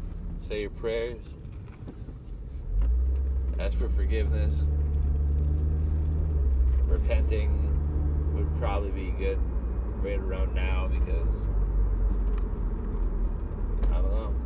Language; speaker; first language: English; native; English